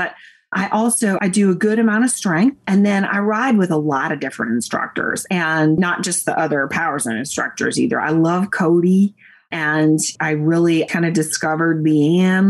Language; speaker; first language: English; native; English